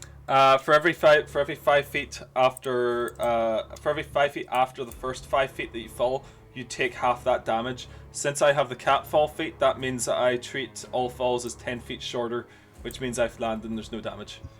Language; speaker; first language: English; native; English